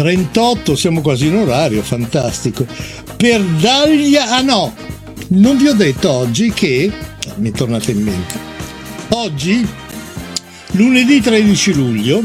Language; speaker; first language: Italian; native; Italian